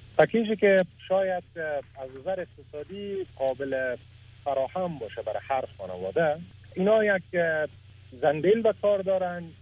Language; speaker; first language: Persian; native; Persian